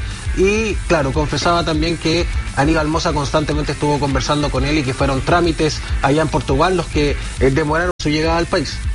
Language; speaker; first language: Spanish; native; Spanish